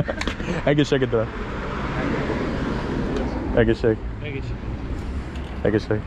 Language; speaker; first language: Hungarian; non-native, learner; English